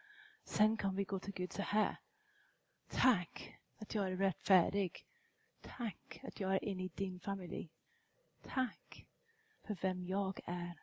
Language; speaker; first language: Swedish; non-native, fluent; English